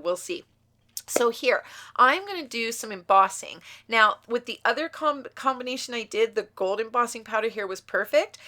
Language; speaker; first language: English; native; English